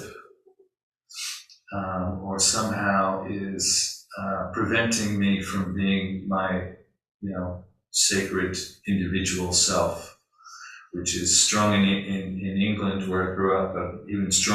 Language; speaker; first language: English; native; English